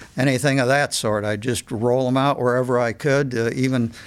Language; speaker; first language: English; native; English